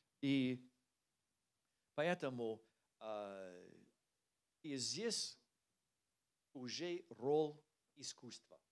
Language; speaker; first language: Russian; non-native, learner; English